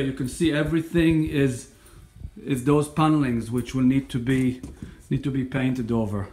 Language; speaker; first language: English; non-native, fluent; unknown